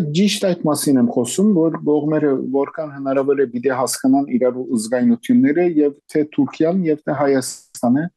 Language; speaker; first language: Armenian; early bilingual, heritage; Armenian